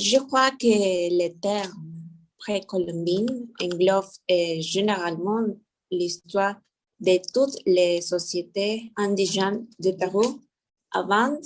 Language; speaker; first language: French; non-native, learner; Spanish